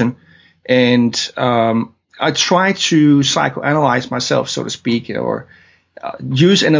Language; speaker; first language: English; non-native, fluent; Danish